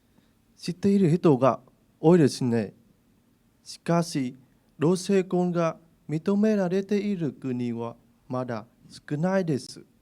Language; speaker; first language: Japanese; non-native, learner; Vietnamese